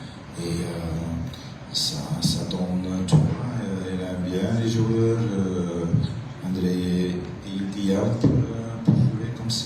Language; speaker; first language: French; non-native, fluent; Dutch